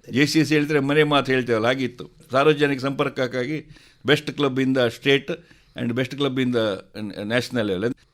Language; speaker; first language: Kannada; non-native, local second language; Konkani